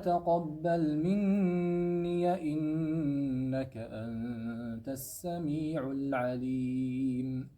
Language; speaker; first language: Arabic; native; Arabic